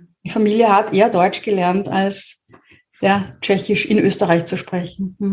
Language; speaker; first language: German; native; German